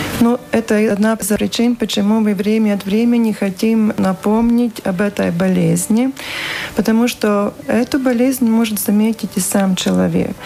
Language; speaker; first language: Russian; non-native, local second language; Latvian